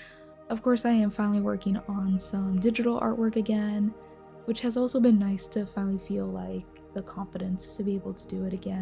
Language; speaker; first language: English; native; English